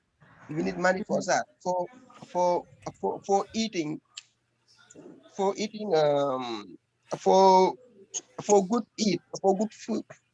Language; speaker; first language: English; non-native, learner; French